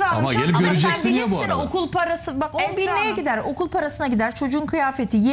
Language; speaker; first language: Turkish; native; Turkish